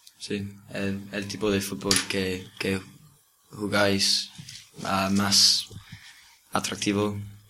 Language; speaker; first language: Spanish; non-native, learner; English